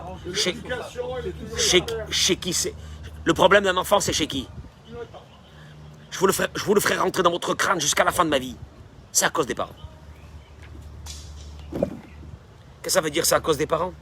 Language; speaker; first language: French; native; French